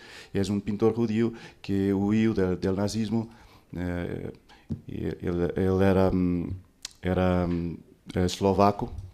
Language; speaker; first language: Spanish; non-native, fluent; Portuguese